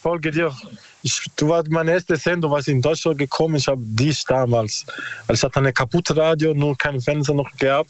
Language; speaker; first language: German; non-native, learner; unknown